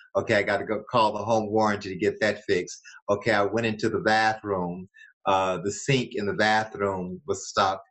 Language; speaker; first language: English; native; English